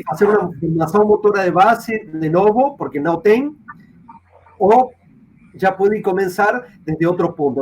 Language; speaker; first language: Portuguese; non-native, fluent; Spanish